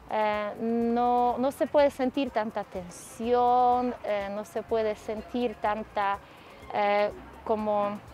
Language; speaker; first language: Spanish; non-native, fluent; Polish